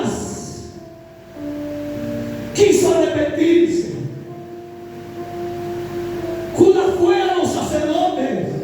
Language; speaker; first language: Spanish; native; Spanish